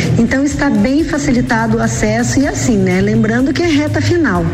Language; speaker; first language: Portuguese; native; Portuguese